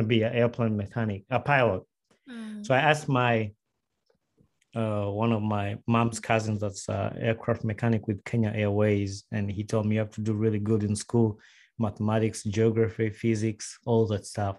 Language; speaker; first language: English; non-native, local second language; Ganda